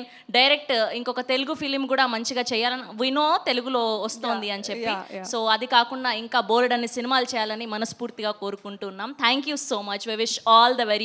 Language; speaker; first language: Telugu; native; Telugu